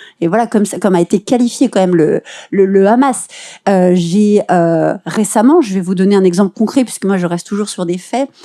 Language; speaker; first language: French; native; French